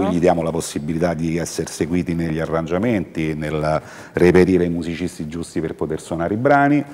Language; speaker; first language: Italian; native; Italian